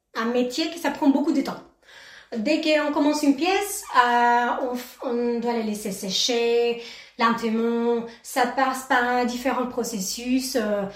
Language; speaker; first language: French; non-native, fluent; Spanish